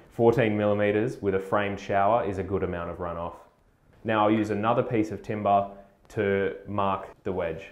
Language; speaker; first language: English; native; English